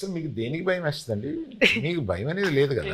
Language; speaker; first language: Telugu; native; Telugu